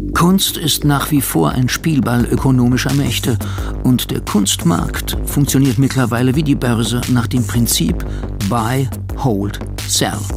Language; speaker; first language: German; native; German